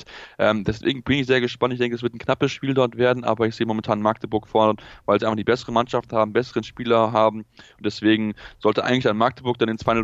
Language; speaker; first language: German; native; German